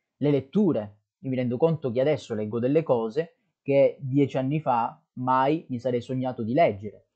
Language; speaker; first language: Italian; native; Italian